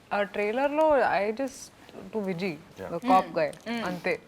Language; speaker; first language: Telugu; non-native, fluent; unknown